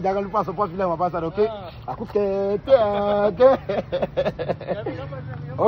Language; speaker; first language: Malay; non-native, fluent; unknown